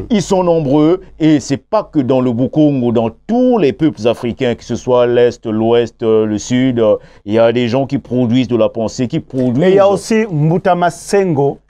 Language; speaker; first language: French; non-native, local second language; Kongo